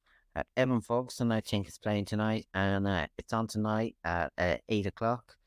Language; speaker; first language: English; native; English